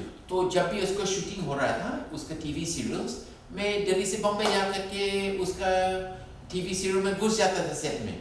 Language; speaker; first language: Hindi; non-native, fluent; English